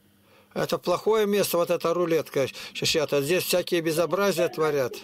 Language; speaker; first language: Russian; native; Russian